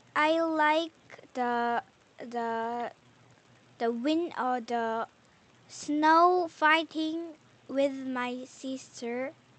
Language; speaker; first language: English; non-native, learner; Korean